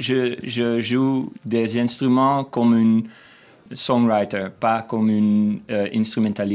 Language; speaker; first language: French; non-native, learner; Dutch